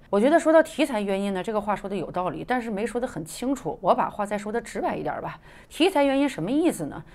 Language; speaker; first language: Chinese; native; Chinese